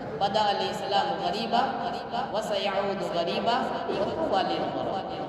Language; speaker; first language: Urdu; non-native, local second language; Gujarati